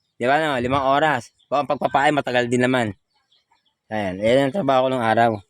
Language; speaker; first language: Filipino; native; Filipino